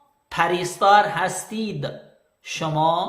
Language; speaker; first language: Persian; non-native, fluent; Urdu